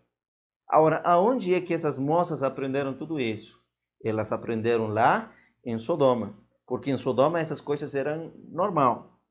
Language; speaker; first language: Portuguese; non-native, fluent; Spanish